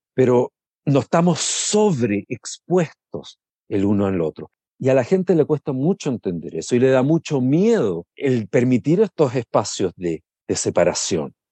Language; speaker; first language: Spanish; native; Spanish